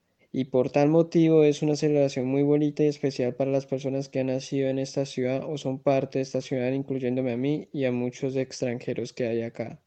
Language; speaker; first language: Spanish; native; Spanish